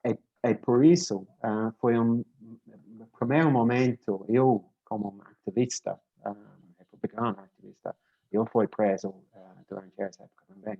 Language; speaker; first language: Portuguese; non-native, learner; English